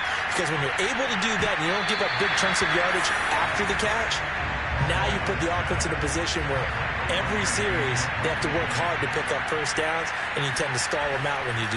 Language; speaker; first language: English; native; English